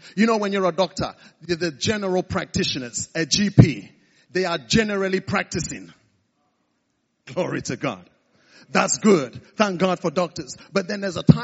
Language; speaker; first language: English; non-native, local second language; Igbo